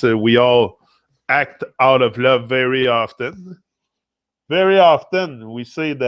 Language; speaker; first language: English; non-native, fluent; French